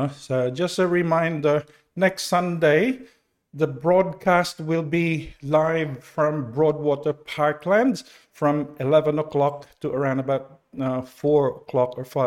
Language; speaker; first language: English; non-native, local second language; Cebuano